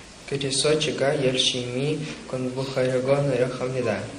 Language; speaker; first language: Korean; non-native, learner; Russian